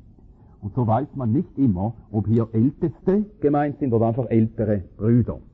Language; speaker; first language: German; native; German